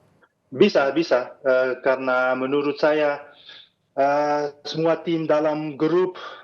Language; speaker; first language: Indonesian; non-native, fluent; Dutch